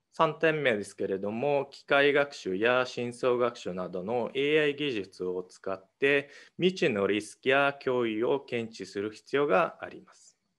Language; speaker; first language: Japanese; non-native, fluent; Mongolian